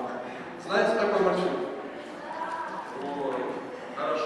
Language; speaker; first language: Russian; native; Russian